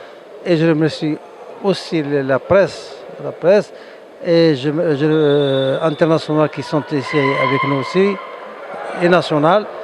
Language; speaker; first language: French; non-native, local second language; Arabic